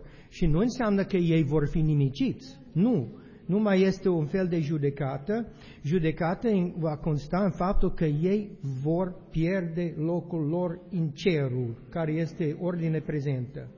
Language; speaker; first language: Romanian; non-native, learner; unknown